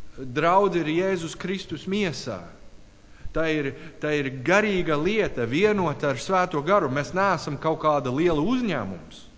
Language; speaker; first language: Latvian; non-native, learner; English